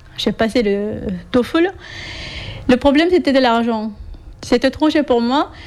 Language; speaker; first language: French; non-native, fluent; Korean